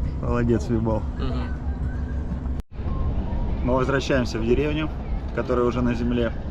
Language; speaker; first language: Russian; native; Russian